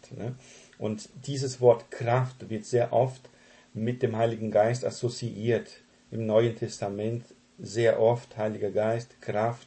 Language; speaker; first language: German; non-native, fluent; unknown